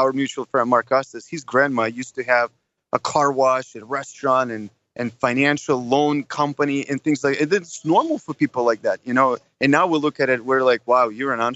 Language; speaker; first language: English; non-native, fluent; Russian